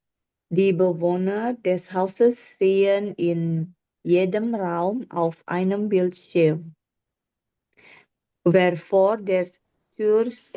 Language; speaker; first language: German; non-native, learner; Indonesian